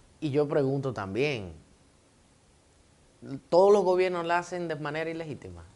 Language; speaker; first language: Spanish; native; Spanish